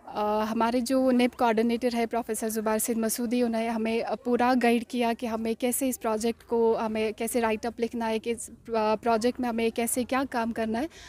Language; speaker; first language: Hindi; non-native, local second language; Kashmiri